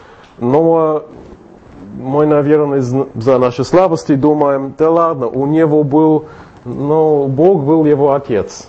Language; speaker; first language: Russian; non-native, fluent; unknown